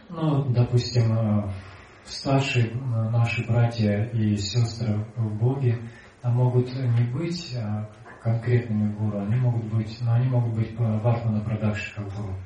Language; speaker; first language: Russian; native; Russian